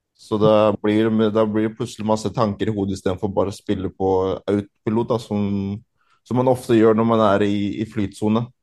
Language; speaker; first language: Norwegian; early bilingual, other home language; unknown